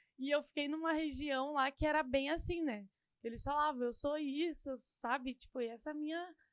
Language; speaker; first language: Portuguese; native; Portuguese